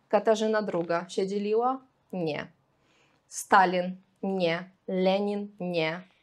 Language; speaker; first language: Polish; non-native, fluent; Russian